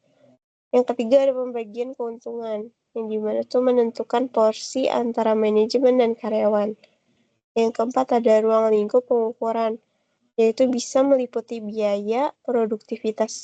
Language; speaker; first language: Indonesian; native; Indonesian